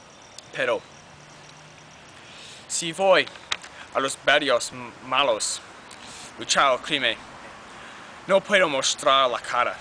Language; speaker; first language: Spanish; non-native, learner; English